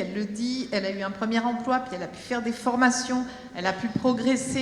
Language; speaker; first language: French; native; French